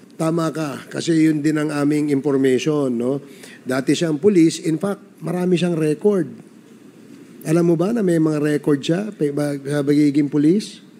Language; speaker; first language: Filipino; native; Filipino